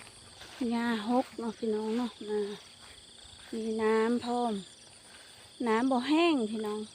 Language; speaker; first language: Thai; non-native, local second language; Lao